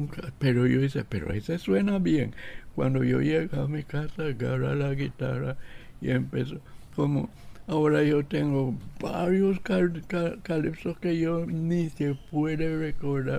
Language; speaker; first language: Spanish; non-native, local second language; English